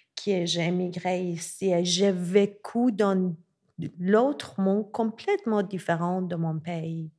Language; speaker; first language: French; non-native, learner; Persian